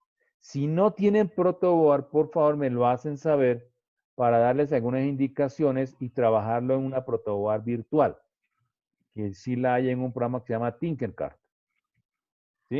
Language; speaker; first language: Spanish; native; Spanish